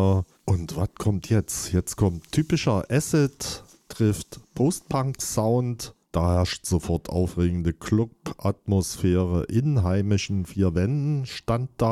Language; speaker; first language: German; native; German